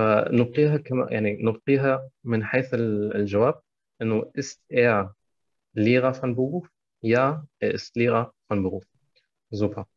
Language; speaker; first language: German; non-native, fluent; Arabic